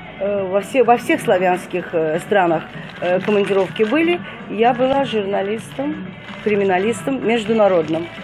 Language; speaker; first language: Russian; non-native, fluent; Turkish